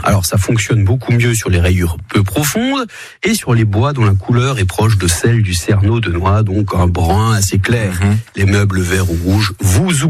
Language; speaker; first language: French; native; French